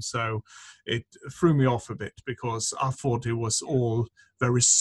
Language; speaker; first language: English; non-native, fluent; Swedish